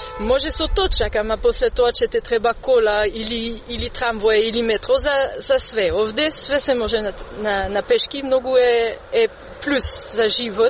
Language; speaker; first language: Macedonian; non-native, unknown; French